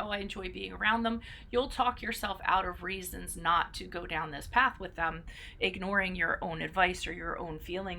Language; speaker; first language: English; native; English